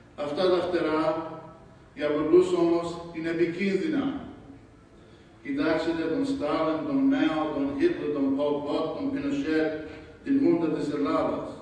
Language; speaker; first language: Greek; early bilingual, heritage; Greek